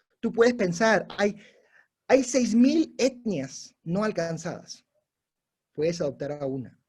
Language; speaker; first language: Spanish; non-native, local second language; English